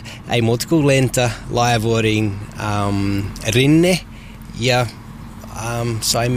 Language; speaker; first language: Finnish; non-native, learner; English